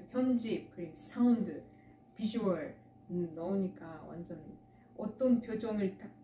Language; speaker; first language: Korean; non-native, fluent; Russian